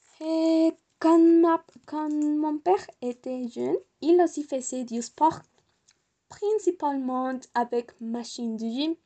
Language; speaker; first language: French; non-native, learner; Spanish